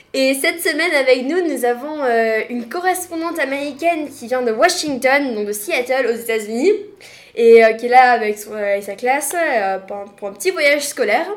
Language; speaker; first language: French; native; French